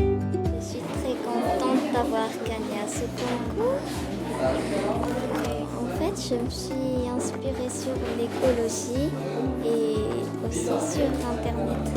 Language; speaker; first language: French; non-native, local second language; Malagasy